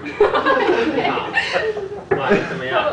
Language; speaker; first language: Chinese; non-native, learner; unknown